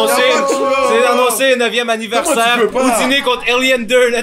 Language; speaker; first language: French; native; French